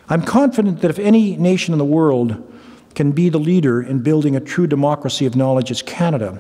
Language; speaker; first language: English; native; English